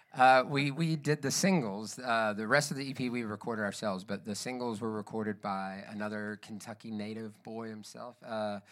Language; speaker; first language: English; native; English